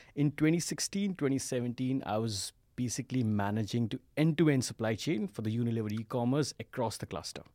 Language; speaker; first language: English; non-native, local second language; Hindi